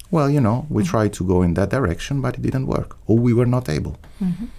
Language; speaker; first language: English; non-native, fluent; Italian